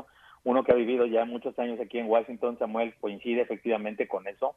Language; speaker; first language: Spanish; native; Spanish